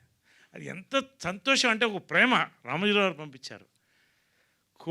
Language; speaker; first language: Telugu; native; Telugu